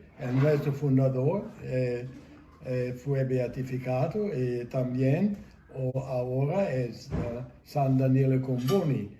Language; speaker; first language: Spanish; non-native, fluent; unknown